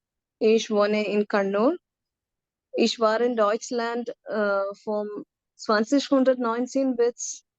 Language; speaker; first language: German; non-native, learner; Malayalam